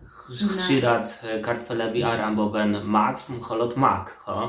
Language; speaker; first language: Georgian; non-native, learner; Polish